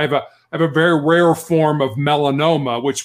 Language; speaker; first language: English; native; English